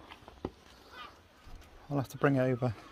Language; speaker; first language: English; native; English